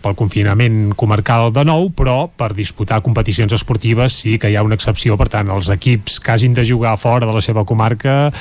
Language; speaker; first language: Catalan; native; Catalan